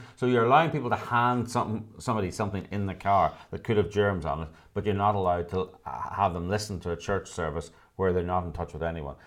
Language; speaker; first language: English; native; English